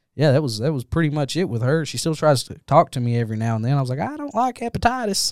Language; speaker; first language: English; native; English